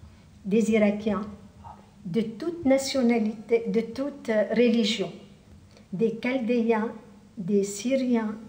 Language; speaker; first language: French; non-native, local second language; Arabic